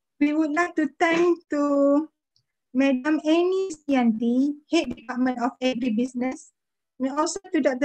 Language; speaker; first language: English; non-native, fluent; Malay